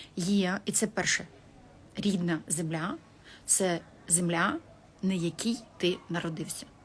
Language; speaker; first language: Ukrainian; non-native, local second language; Russian